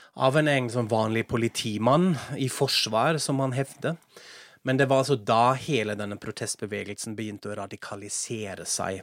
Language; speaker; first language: Norwegian; non-native, fluent; German